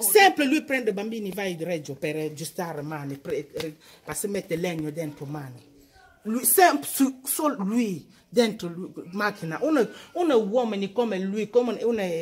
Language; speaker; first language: Italian; non-native, learner; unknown